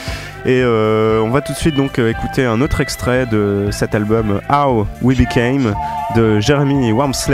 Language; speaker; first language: French; native; French